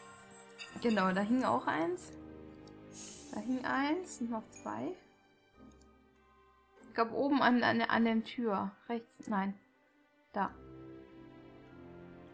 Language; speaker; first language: German; native; German